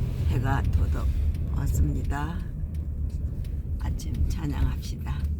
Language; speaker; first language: Korean; native; Korean